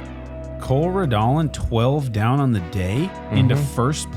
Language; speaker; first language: English; native; English